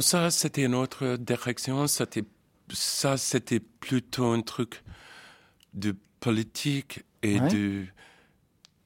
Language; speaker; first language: French; non-native, fluent; English